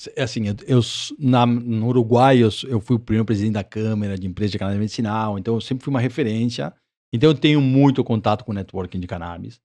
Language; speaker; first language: Portuguese; early bilingual, other home language; Spanish